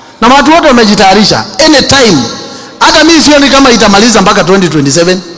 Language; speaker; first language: Swahili; non-native, local second language; Kikuyu